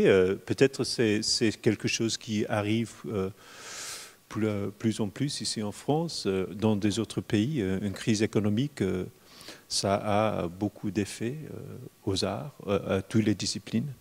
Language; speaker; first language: French; non-native, fluent; English